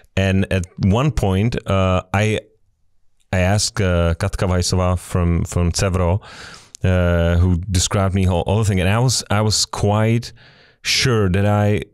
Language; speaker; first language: English; non-native, fluent; Czech